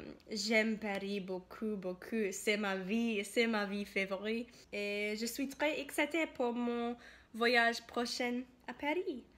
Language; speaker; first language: French; non-native, learner; English